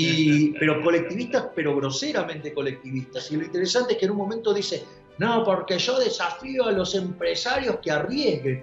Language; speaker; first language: Spanish; native; Spanish